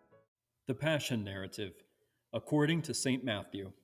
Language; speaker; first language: English; native; English